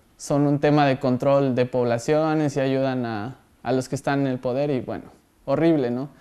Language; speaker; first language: Spanish; native; Spanish